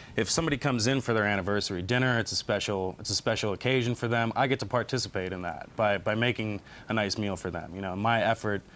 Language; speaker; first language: English; native; English